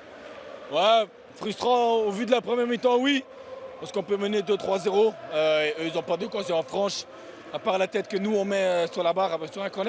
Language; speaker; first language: French; native; French